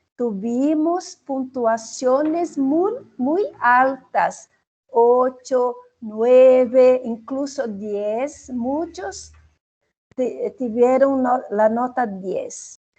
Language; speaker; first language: Spanish; non-native, fluent; Portuguese